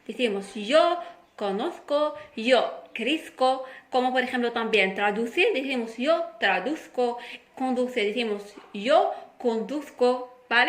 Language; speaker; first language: Spanish; non-native, fluent; Arabic